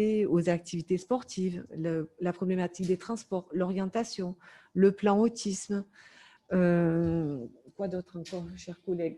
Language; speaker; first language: French; native; French